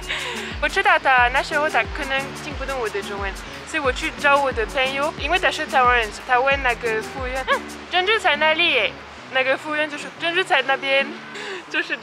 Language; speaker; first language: Chinese; non-native, fluent; French